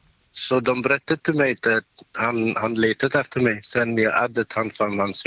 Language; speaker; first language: Swedish; non-native, learner; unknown